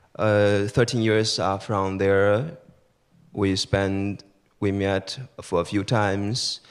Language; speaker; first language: English; early bilingual, other home language; Chinese